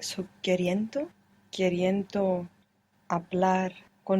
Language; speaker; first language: Spanish; non-native, learner; English